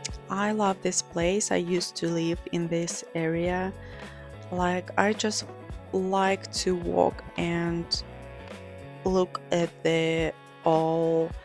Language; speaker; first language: English; non-native, fluent; Georgian